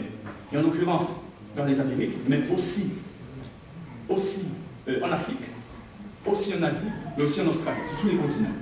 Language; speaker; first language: French; native; French